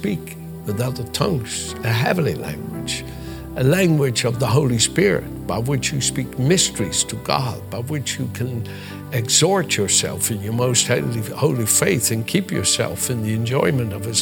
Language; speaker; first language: English; non-native, fluent; Dutch